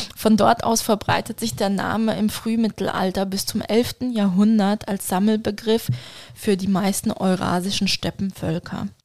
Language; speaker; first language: German; non-native, fluent; Turkish